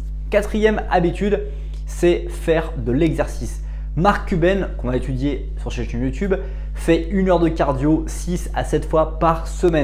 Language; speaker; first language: French; native; French